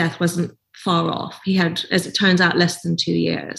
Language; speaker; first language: English; native; English